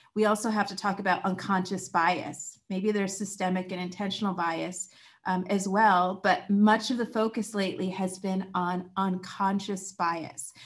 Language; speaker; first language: English; native; English